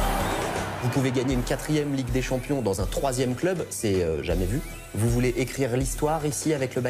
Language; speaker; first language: French; native; French